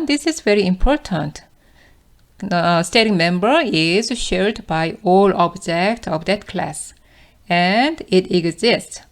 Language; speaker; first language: English; non-native, fluent; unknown